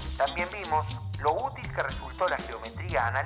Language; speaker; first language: Spanish; native; Spanish